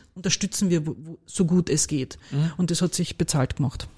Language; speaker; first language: German; native; German